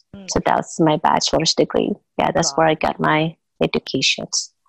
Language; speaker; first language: English; non-native, fluent; Indonesian